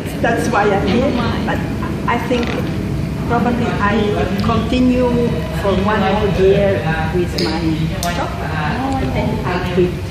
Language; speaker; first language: English; non-native, fluent; French